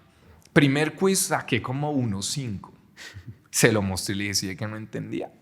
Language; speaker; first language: Spanish; native; Spanish